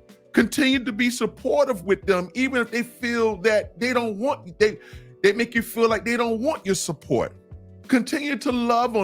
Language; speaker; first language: English; native; English